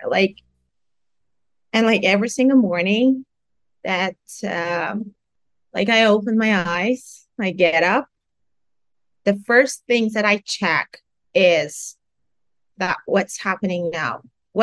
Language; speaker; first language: English; non-native, fluent; Persian